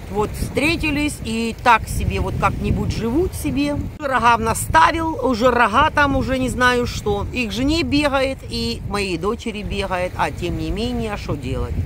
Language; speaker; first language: Russian; native; Russian